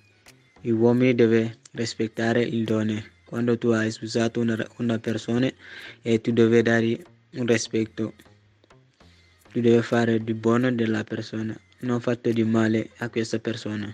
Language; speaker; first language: Italian; non-native, learner; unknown